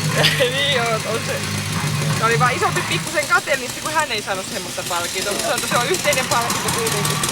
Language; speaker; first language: Finnish; native; Finnish